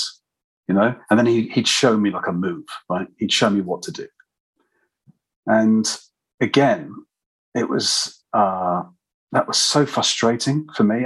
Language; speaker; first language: English; native; English